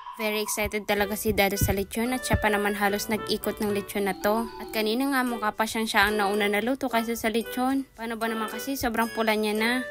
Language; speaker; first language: Filipino; non-native, local second language; Cebuano